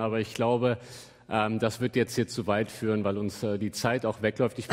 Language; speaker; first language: German; native; German